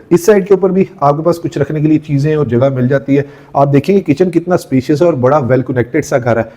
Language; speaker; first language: Urdu; native; Urdu